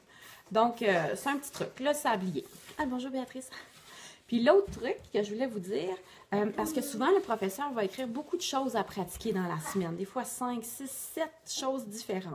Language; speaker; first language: French; native; French